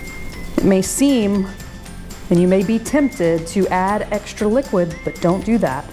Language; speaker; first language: English; native; English